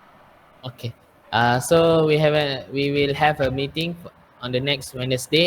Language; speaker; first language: English; non-native, learner; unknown